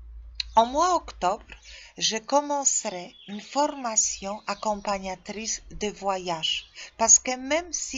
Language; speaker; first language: French; non-native, fluent; Polish